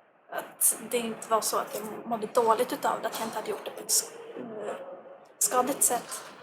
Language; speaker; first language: Swedish; native; Swedish